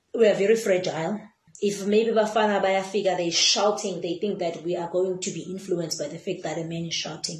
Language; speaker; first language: English; non-native, local second language; Xhosa